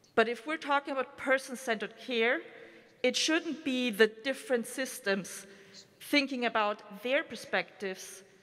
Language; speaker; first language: Spanish; non-native, learner; German